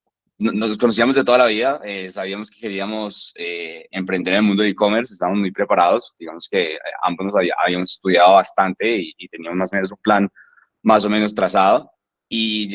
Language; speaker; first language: Spanish; native; Spanish